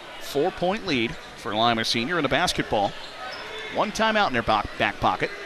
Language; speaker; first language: English; native; English